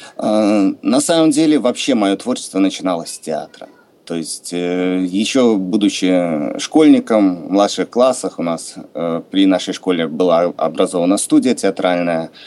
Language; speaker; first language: Russian; native; Russian